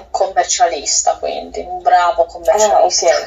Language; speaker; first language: Italian; native; Italian